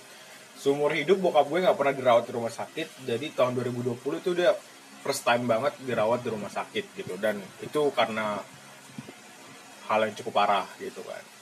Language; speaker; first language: Indonesian; native; Indonesian